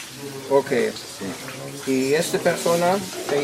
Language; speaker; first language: Spanish; non-native, learner; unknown